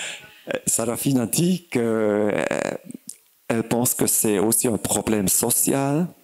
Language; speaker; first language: French; non-native, fluent; German